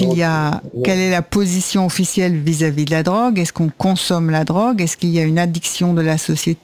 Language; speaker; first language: French; native; French